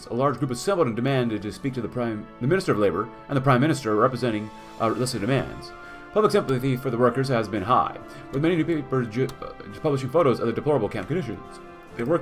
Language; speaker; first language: English; native; English